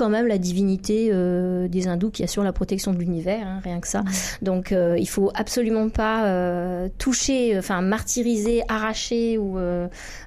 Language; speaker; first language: French; native; French